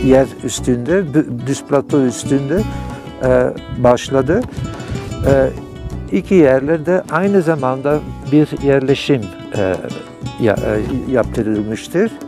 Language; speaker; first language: Turkish; non-native, fluent; Dutch